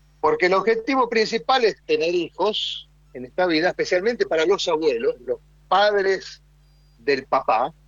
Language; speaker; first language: Spanish; native; Spanish